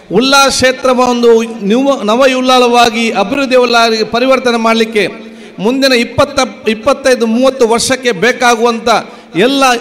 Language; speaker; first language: Kannada; non-native, local second language; Malayalam